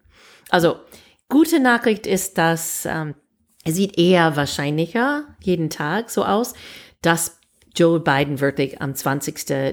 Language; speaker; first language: German; non-native, fluent; English